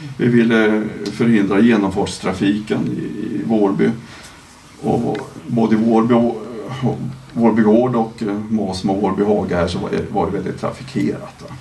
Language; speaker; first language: Swedish; native; Swedish